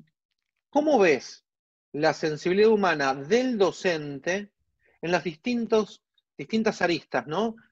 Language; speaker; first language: Spanish; native; Spanish